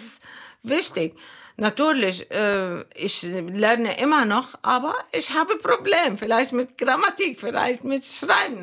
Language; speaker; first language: German; non-native, learner; Arabic